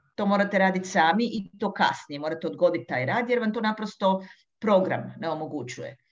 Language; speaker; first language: Croatian; native; Croatian